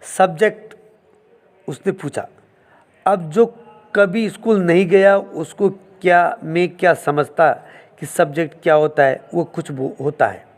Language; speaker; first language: Hindi; native; Hindi